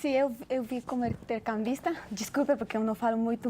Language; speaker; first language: Portuguese; non-native, learner; Spanish